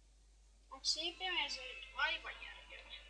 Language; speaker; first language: Finnish; native; Finnish